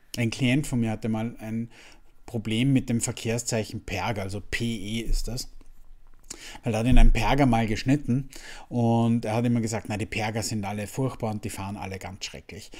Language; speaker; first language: German; native; German